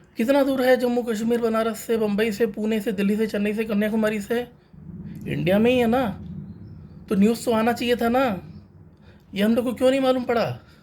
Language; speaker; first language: Hindi; non-native, local second language; Tamil